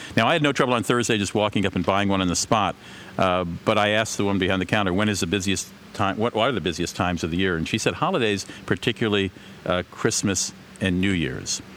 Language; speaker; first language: English; non-native, fluent; Korean